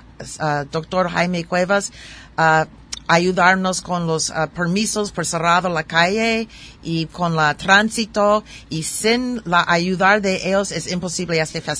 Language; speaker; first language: Spanish; non-native, learner; German